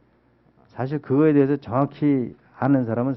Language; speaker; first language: Korean; native; Korean